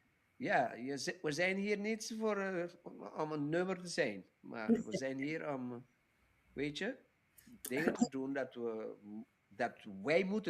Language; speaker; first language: Dutch; non-native, local second language; Papiamento